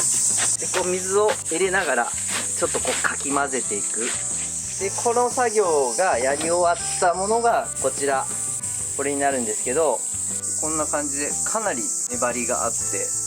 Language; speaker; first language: Japanese; native; Japanese